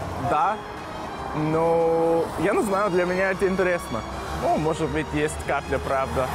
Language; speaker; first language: Russian; non-native, fluent; English